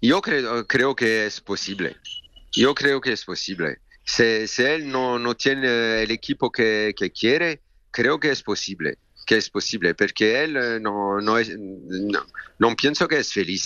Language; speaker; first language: Spanish; non-native, learner; French